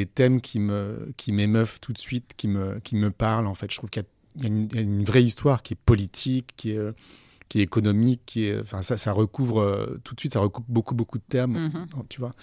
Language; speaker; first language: French; native; French